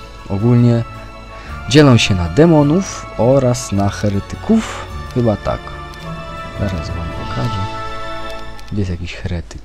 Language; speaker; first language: Polish; native; Polish